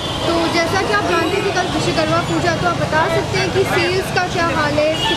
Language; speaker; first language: Hindi; native; Hindi